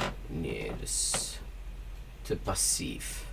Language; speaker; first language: Dutch; non-native, learner; English